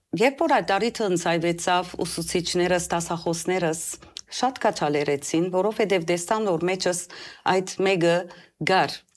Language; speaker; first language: Armenian; early bilingual, heritage; Armenian